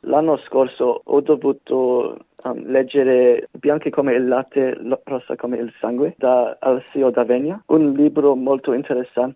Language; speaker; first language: Italian; non-native, fluent; English